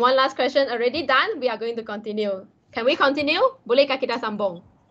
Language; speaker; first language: English; non-native, local second language; Malay